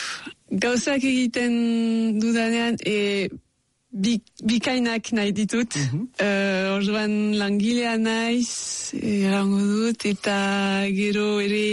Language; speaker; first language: Basque; non-native, local second language; French